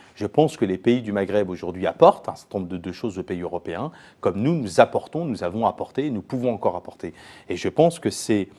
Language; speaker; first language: French; native; French